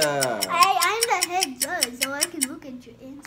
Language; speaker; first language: English; native; English